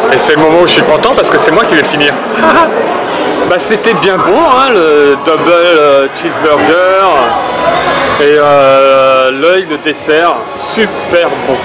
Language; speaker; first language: French; native; French